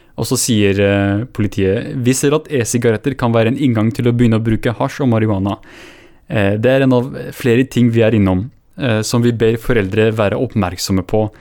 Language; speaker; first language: Norwegian; early bilingual, other home language; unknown